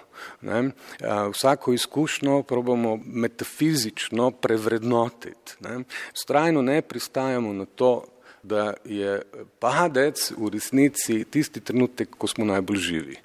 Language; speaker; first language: Slovenian; native; Slovenian